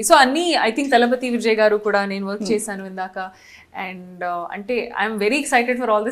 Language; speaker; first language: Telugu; non-native, learner; Hindi